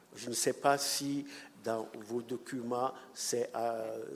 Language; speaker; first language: French; non-native, local second language; Ewe